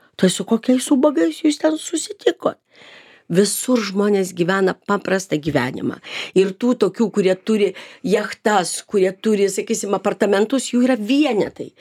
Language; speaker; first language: Lithuanian; native; Lithuanian